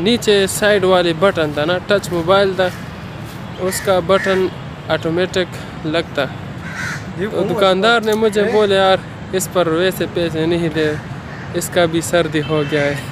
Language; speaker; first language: Hindi; non-native, local second language; Pashto